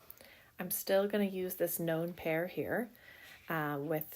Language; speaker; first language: English; native; English